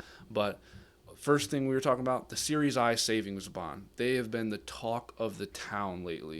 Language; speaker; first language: English; native; English